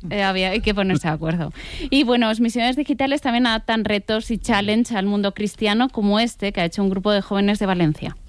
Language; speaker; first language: Spanish; native; Spanish